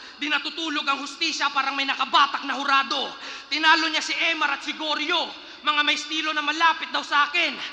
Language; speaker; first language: Filipino; non-native, local second language; Cebuano